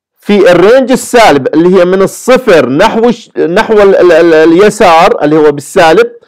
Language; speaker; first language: Arabic; native; Arabic